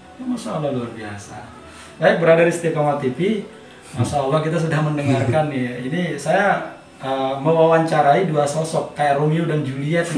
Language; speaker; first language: Indonesian; native; Indonesian